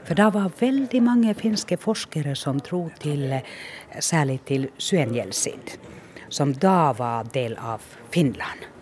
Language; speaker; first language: Norwegian; non-native, fluent; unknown